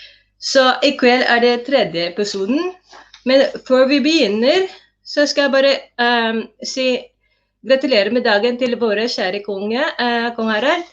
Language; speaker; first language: Norwegian; non-native, fluent; Filipino